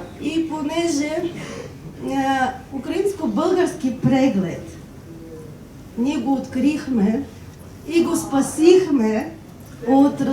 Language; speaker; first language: Bulgarian; non-native, fluent; Ukrainian